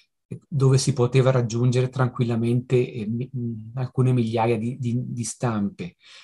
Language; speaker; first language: Italian; native; Italian